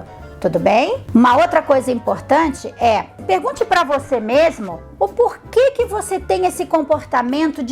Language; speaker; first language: Portuguese; native; Portuguese